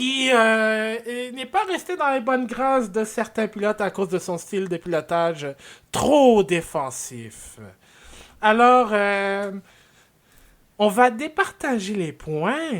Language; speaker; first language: French; native; French